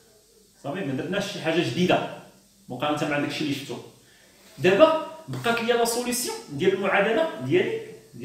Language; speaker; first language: Arabic; native; Arabic